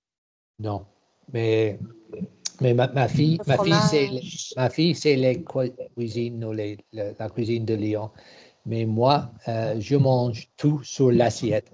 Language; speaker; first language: French; non-native, learner; English